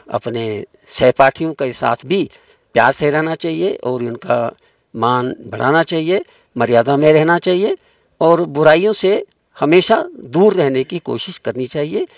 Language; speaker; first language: Hindi; non-native, local second language; Kashmiri